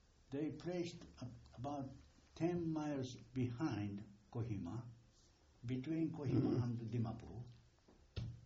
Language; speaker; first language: English; non-native, fluent; Japanese